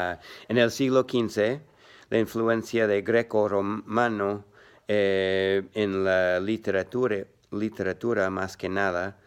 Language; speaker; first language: Spanish; non-native, learner; English